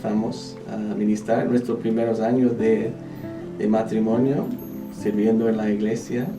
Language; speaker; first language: Spanish; non-native, fluent; English